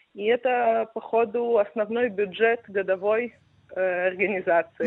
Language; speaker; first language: Russian; non-native, fluent; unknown